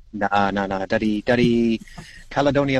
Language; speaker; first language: Indonesian; non-native, learner; English